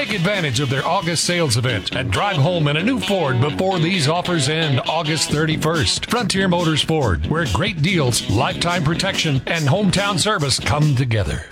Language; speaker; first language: English; native; English